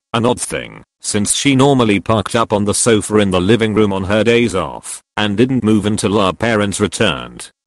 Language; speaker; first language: English; early bilingual, other home language; Serbian